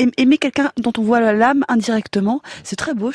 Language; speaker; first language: French; native; French